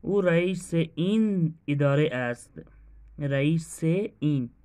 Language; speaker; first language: Persian; non-native, fluent; Urdu